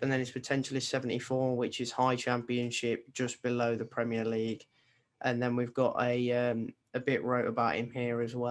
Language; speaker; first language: English; native; English